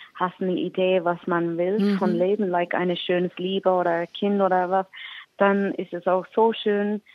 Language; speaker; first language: German; non-native, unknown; English